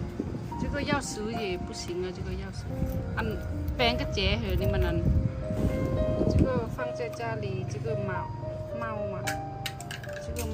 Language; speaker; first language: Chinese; non-native, learner; Lao